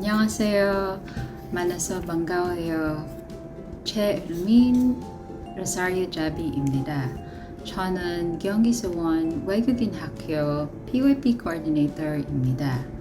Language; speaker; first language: Korean; non-native, learner; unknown